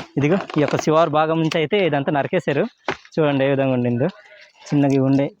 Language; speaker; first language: Telugu; non-native, local second language; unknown